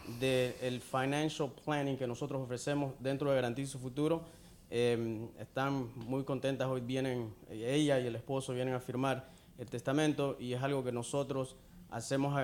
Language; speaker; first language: Spanish; native; Spanish